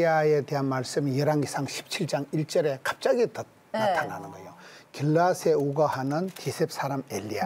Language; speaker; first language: Korean; native; Korean